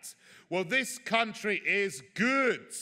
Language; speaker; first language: English; native; English